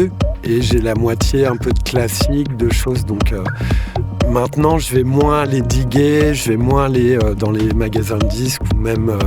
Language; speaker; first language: French; native; French